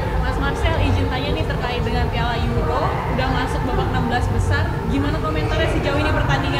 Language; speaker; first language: Indonesian; native; Indonesian